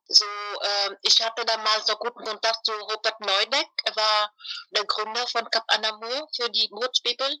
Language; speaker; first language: German; non-native, fluent; Vietnamese